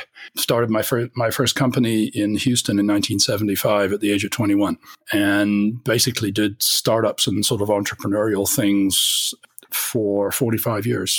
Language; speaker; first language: English; native; English